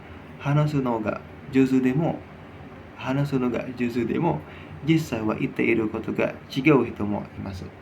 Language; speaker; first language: Japanese; non-native, learner; Indonesian